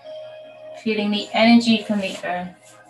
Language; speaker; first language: English; native; English